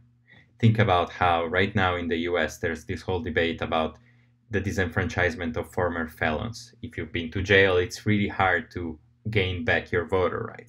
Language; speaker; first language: English; non-native, fluent; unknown